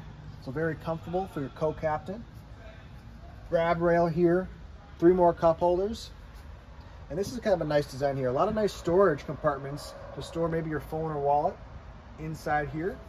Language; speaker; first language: English; native; English